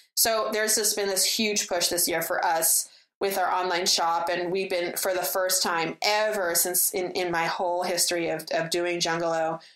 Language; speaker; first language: English; native; English